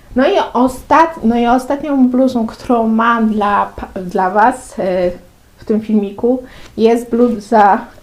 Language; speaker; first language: Polish; native; Polish